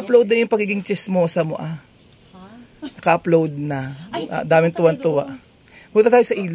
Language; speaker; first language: Filipino; native; Filipino